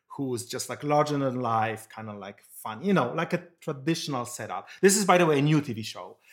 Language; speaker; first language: English; non-native, fluent; Polish